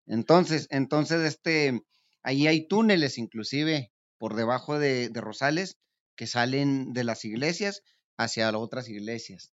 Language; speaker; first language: Spanish; native; Spanish